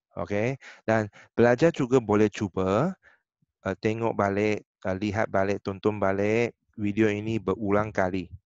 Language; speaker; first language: Malay; non-native, local second language; Chinese